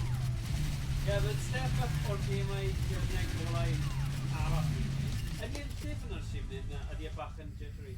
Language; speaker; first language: Welsh; native; Welsh